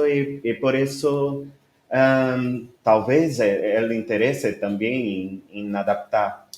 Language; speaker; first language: Spanish; non-native, learner; Portuguese